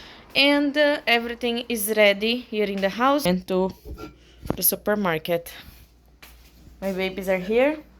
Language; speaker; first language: English; non-native, learner; Portuguese